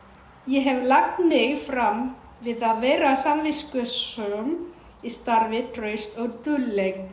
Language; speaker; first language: Icelandic; non-native, fluent; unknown